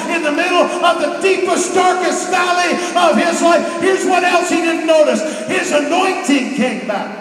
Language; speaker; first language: English; native; English